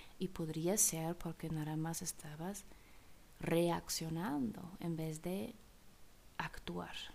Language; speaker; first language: Spanish; non-native, fluent; German